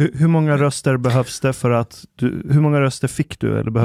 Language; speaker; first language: Swedish; early bilingual, other home language; Arabic